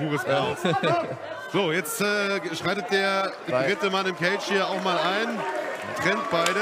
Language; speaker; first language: German; native; German